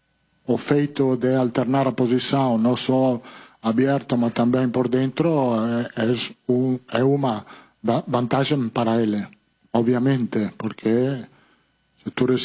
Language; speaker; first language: Portuguese; non-native, fluent; Italian